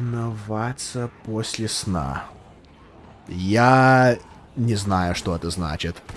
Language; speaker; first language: Russian; non-native, learner; English